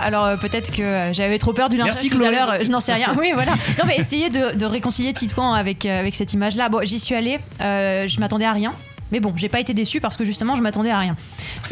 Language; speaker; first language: French; native; French